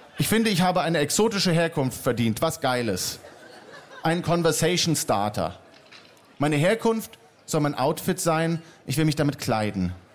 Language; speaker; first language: German; native; German